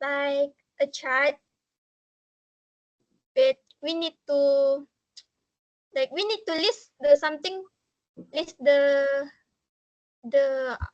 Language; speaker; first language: English; non-native, learner; Malay